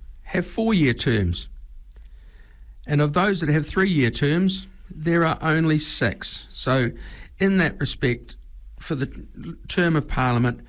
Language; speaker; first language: English; native; English